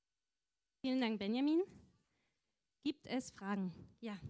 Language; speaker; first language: German; native; German